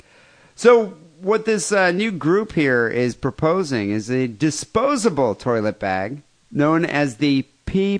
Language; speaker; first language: English; native; English